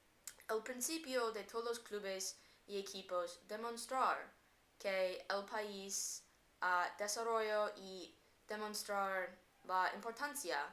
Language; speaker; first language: Spanish; non-native, learner; English